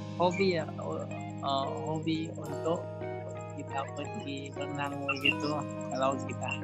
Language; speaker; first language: Indonesian; non-native, learner; Thai